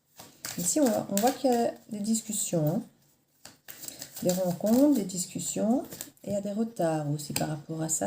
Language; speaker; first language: French; native; French